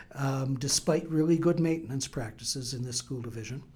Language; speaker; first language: English; native; English